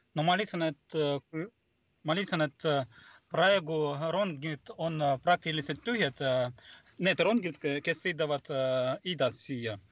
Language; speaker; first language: Estonian; non-native, local second language; Russian